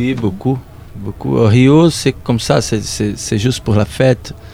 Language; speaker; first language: French; non-native, learner; Portuguese